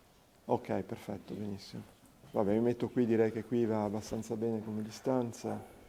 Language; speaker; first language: Italian; native; Italian